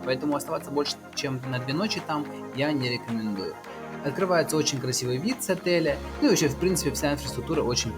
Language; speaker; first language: Russian; native; Russian